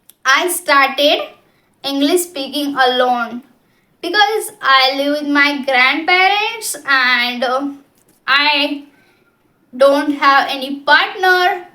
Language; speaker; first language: English; non-native, local second language; Hindi